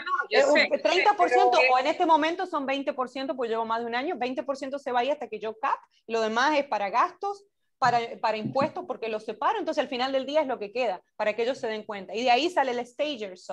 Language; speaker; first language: Spanish; native; Spanish